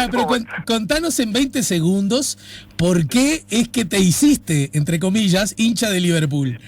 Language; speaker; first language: Spanish; native; Spanish